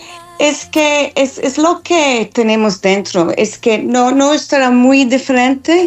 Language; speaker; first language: Spanish; non-native, fluent; English